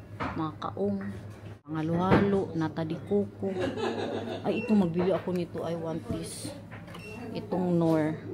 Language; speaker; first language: Filipino; non-native, local second language; Cebuano